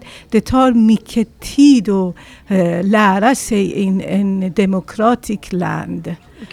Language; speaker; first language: Swedish; non-native, learner; Persian